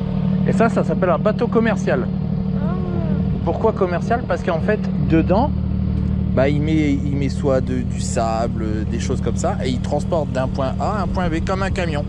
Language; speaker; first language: French; native; French